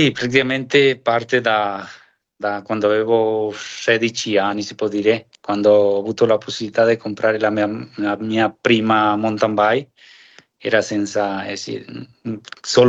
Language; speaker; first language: Italian; non-native, fluent; Spanish